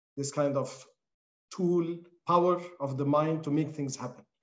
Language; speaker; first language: English; non-native, fluent; Arabic